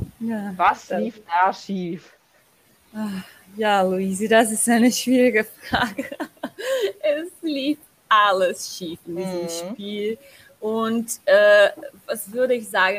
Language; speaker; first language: German; non-native, learner; Portuguese